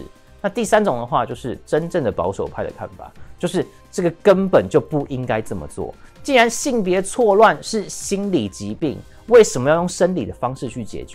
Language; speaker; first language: Chinese; native; Chinese